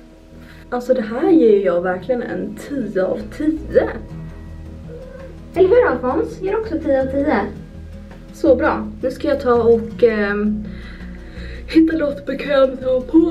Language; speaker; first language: Swedish; native; Swedish